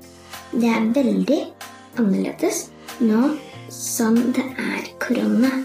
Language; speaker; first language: Norwegian; early bilingual, heritage; Norwegian